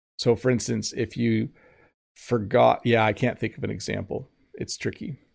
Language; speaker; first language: English; native; English